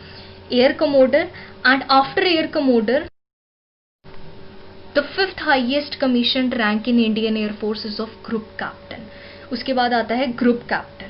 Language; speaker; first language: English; non-native, local second language; Hindi